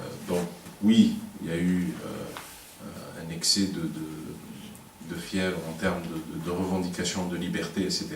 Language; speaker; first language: French; non-native, local second language; Arabic